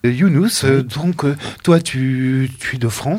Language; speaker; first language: French; native; French